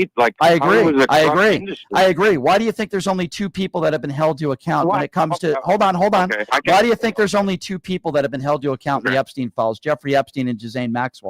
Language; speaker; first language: English; native; English